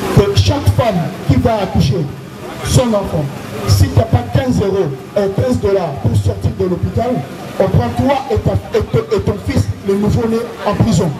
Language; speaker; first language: French; non-native, local second language; Lingala